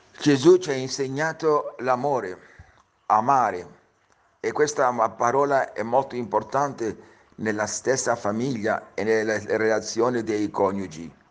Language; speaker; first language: Italian; early bilingual, heritage; Italian